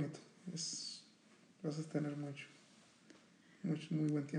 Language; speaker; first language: Spanish; early bilingual, heritage; Spanish